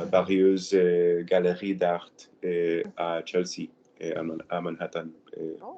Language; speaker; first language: French; non-native, learner; Spanish